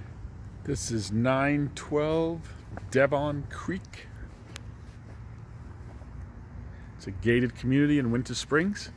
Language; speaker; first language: English; native; English